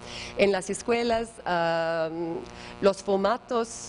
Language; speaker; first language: Spanish; non-native, learner; English